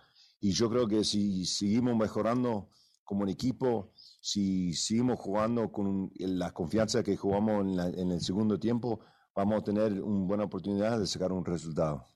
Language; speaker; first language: Spanish; early bilingual, heritage; English